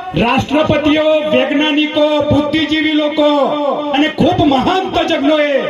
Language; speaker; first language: Gujarati; non-native, local second language; Rathawi